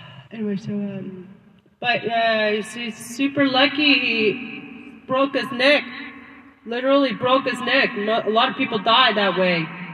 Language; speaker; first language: English; native; English